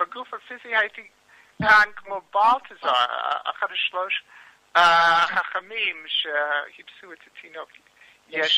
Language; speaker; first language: Hebrew; non-native, learner; English